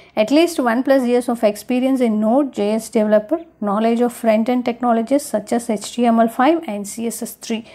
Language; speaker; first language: English; non-native, local second language; Tamil